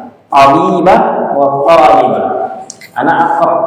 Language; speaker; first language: Arabic; non-native, fluent; Indonesian